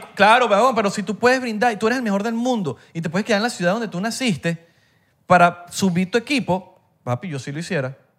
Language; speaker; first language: Spanish; early bilingual, heritage; Spanish